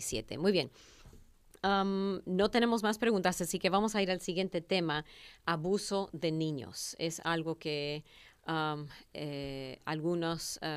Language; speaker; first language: Spanish; native; Spanish